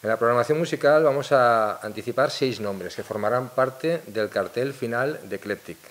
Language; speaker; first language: Spanish; non-native, local second language; Catalan